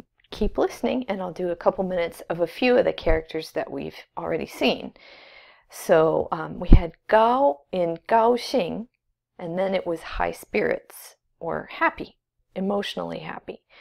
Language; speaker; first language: English; native; English